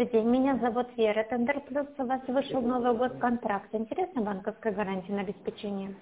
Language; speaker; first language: Russian; native; Russian